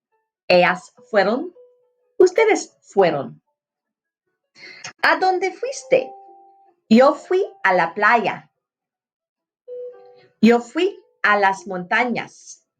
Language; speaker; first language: Spanish; non-native, fluent; English